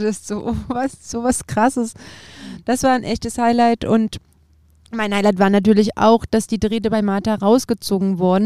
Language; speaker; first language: German; native; German